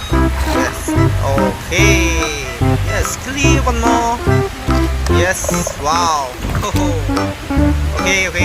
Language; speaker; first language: English; non-native, learner; Indonesian